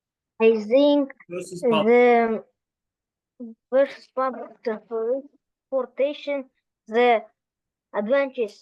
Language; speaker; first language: English; non-native, learner; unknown